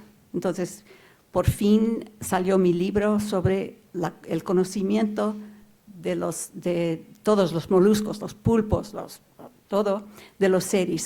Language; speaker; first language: Spanish; non-native, local second language; English